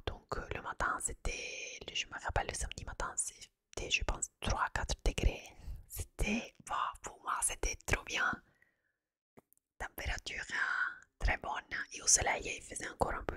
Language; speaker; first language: French; non-native, fluent; Italian